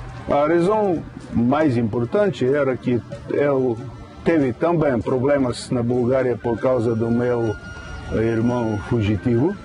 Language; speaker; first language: Portuguese; non-native, fluent; Bulgarian